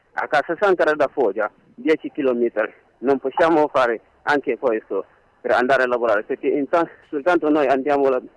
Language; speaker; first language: Italian; non-native, learner; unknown